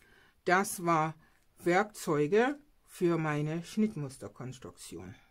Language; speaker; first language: German; non-native, fluent; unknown